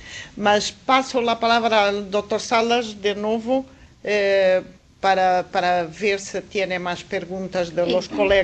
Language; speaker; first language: Spanish; non-native, fluent; Portuguese